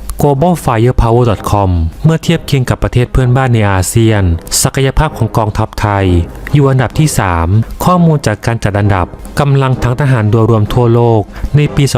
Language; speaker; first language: Thai; native; Thai